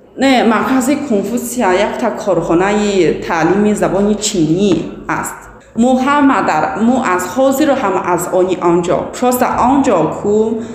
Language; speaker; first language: Persian; non-native, learner; Chinese